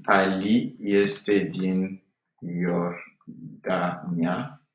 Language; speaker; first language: Romanian; non-native, fluent; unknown